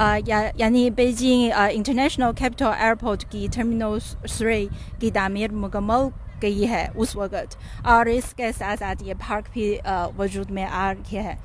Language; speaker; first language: Hindi; non-native, fluent; Chinese